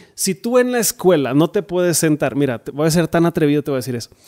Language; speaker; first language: Spanish; non-native, fluent; German